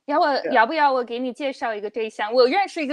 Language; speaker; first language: Chinese; non-native, fluent; English